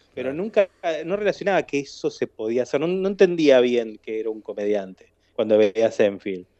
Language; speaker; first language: Spanish; native; Spanish